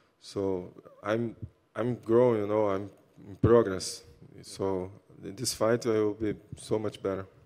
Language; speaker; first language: English; non-native, learner; Portuguese